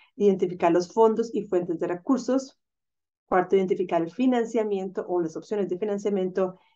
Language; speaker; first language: Spanish; native; Spanish